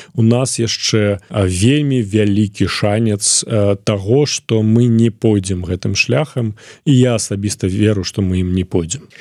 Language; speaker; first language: Belarusian; non-native, local second language; Russian